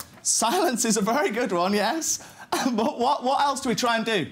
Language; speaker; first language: English; native; English